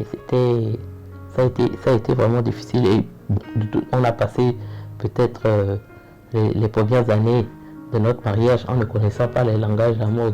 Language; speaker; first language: French; native; French